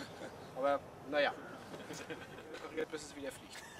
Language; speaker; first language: German; native; German